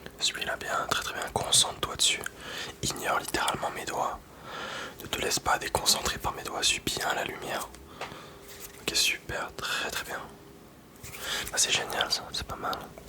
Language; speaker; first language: French; native; French